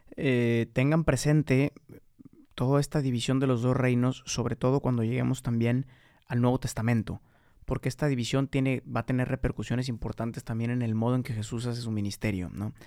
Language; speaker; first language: Spanish; native; Spanish